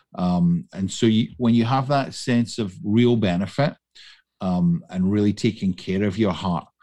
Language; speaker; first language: English; native; English